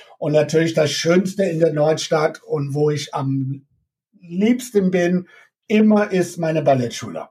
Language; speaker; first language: German; non-native, fluent; English